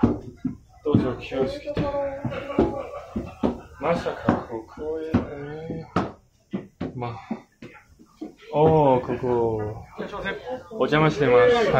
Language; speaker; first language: Japanese; non-native, learner; English